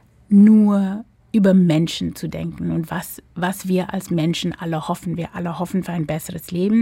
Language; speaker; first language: German; non-native, fluent; English